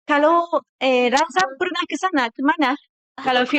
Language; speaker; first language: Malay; non-native, fluent; Japanese